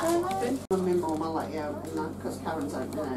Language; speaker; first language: English; native; English